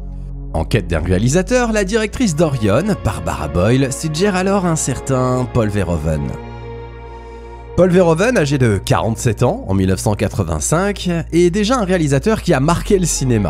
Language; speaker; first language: French; native; French